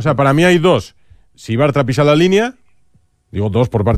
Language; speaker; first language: Spanish; native; Spanish